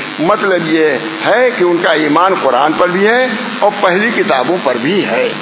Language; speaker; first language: Urdu; native; Urdu